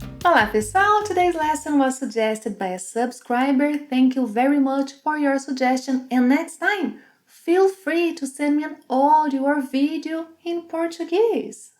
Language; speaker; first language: English; non-native, fluent; Portuguese